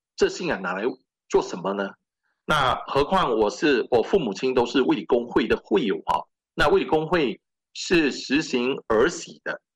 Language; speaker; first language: Chinese; native; Chinese